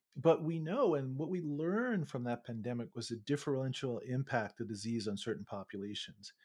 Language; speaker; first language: English; native; English